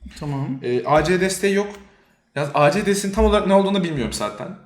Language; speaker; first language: Turkish; native; Turkish